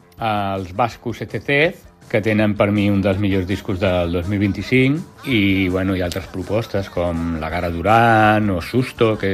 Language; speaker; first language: Catalan; native; Catalan